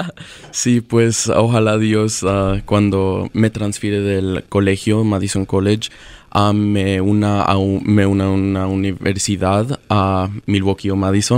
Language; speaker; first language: Spanish; early bilingual, other home language; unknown